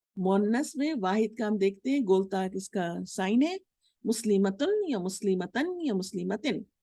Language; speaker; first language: Urdu; native; Urdu